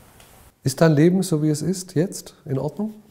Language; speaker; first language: German; native; German